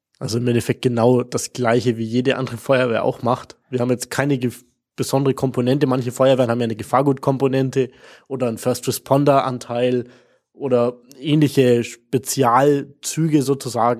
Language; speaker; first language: German; native; German